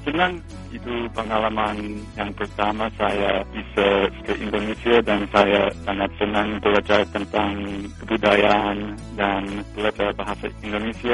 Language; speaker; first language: Indonesian; non-native, fluent; English